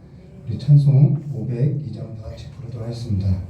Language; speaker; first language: Korean; native; Korean